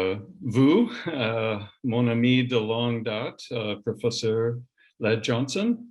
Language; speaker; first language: French; non-native, learner; English